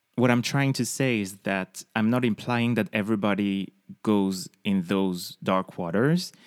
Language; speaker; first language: English; non-native, fluent; French